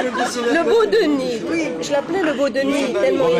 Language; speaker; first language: French; native; French